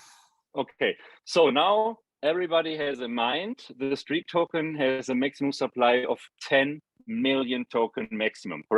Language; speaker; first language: English; non-native, fluent; German